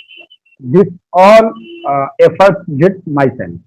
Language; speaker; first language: English; non-native, learner; Hindi